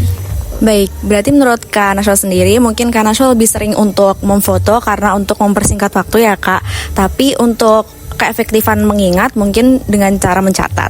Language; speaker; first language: Indonesian; native; Indonesian